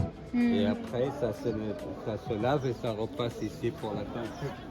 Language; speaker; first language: French; non-native, local second language; Arabic